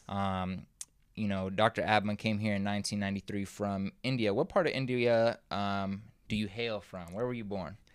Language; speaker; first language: English; native; English